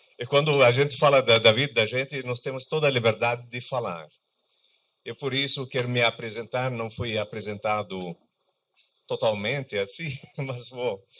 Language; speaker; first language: Portuguese; non-native, fluent; Arabic